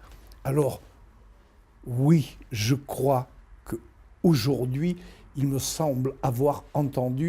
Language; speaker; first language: French; native; French